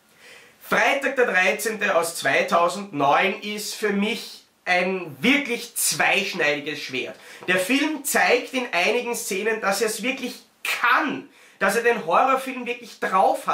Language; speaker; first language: German; native; German